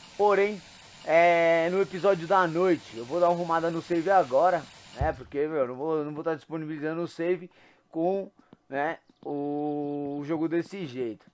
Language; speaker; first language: Portuguese; native; Portuguese